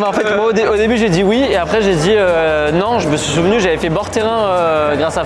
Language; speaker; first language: French; native; French